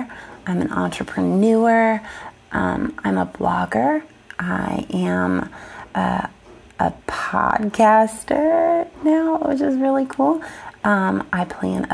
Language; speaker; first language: English; native; English